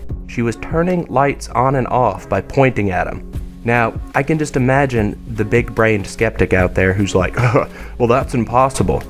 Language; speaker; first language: English; native; English